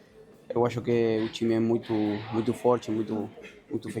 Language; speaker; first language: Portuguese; non-native, learner; Spanish